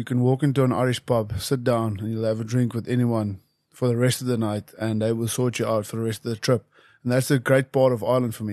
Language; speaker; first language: English; non-native, local second language; Afrikaans